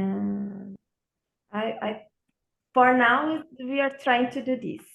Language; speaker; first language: English; non-native, learner; Portuguese